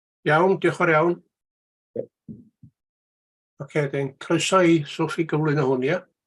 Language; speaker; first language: Welsh; native; Welsh